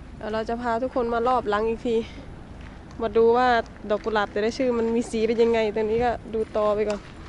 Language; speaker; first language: Thai; native; Thai